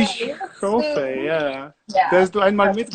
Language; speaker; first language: German; non-native, learner; Polish